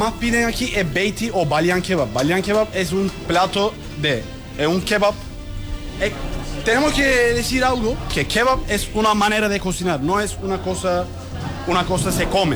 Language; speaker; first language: Spanish; non-native, learner; Turkish